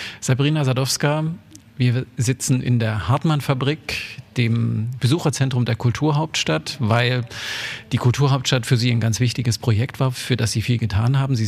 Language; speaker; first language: German; native; German